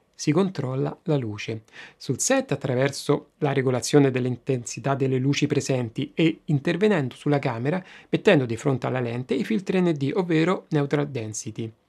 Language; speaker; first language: Italian; native; Italian